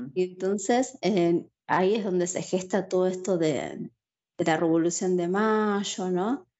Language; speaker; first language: Spanish; native; Spanish